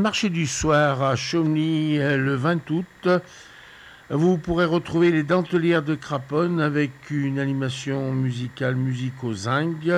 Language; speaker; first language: French; native; French